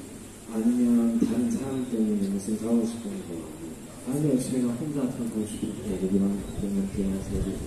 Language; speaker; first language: Korean; non-native, learner; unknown